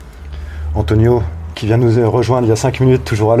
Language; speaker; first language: French; native; French